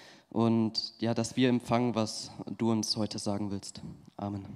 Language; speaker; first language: German; native; German